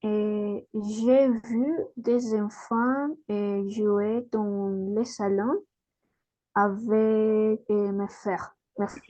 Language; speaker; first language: French; non-native, learner; Spanish